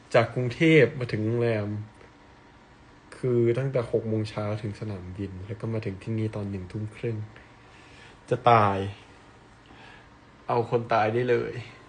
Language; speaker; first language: Thai; native; Thai